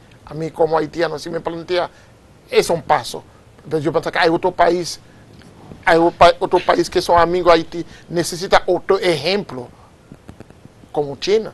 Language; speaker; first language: Spanish; non-native, fluent; Haitian Creole